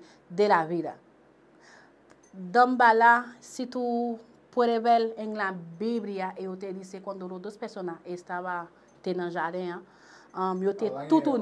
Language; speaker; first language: Spanish; non-native, local second language; Haitian Creole